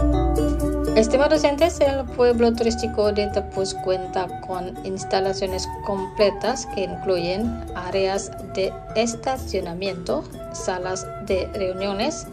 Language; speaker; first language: Spanish; non-native, fluent; Indonesian